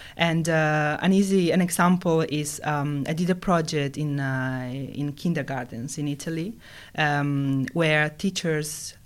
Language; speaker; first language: English; non-native, fluent; Italian